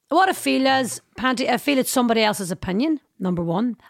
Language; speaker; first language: English; native; English